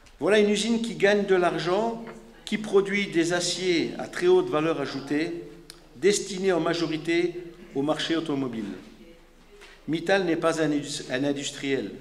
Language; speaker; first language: French; native; French